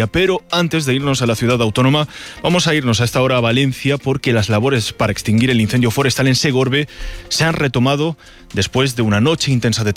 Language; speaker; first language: Spanish; native; Spanish